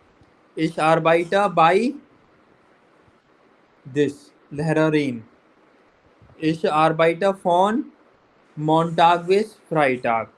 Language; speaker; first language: German; non-native, fluent; Hindi